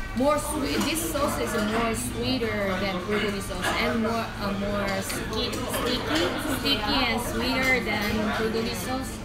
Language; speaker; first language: English; non-native, fluent; Korean